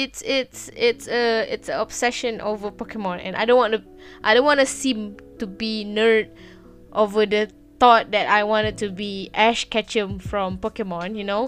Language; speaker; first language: English; non-native, local second language; Malay